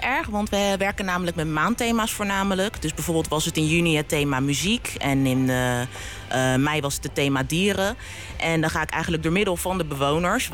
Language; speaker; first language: Dutch; native; Dutch